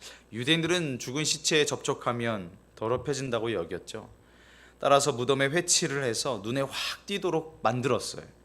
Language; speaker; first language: Korean; native; Korean